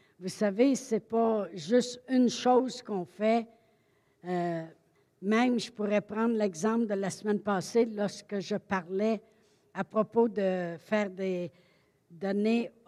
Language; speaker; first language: French; native; French